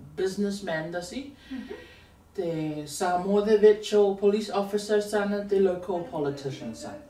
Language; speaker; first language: Punjabi; non-native, learner; Samoan